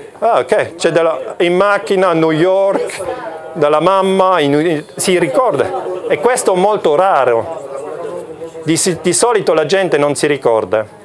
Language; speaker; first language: Italian; non-native, local second language; German